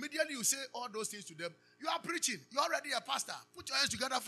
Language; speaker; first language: English; non-native, local second language; Akan